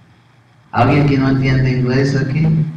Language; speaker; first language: Portuguese; non-native, fluent; English